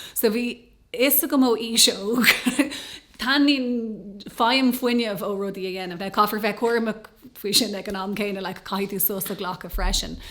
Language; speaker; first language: Irish; non-native, local second language; English